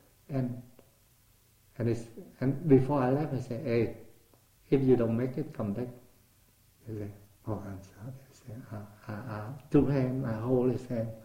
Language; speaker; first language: English; non-native, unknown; Vietnamese